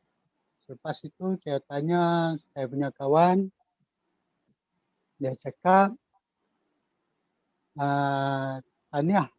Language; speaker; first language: Malay; native; Malay